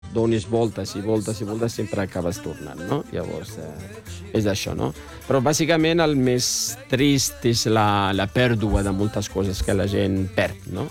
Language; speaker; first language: Catalan; non-native, fluent; Arabic